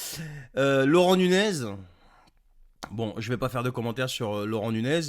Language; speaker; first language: French; native; French